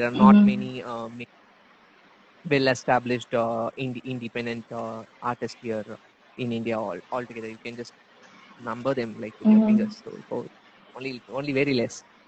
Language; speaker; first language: English; non-native, local second language; Tamil